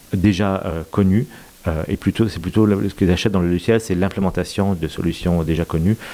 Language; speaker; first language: French; native; French